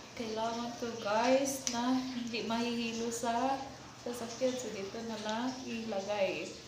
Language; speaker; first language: Filipino; non-native, local second language; Cebuano